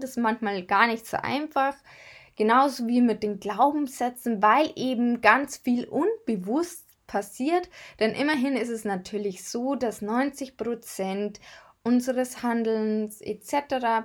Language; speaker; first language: German; native; German